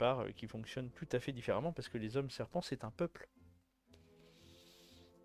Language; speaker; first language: French; native; French